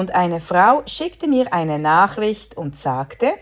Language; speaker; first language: German; native; German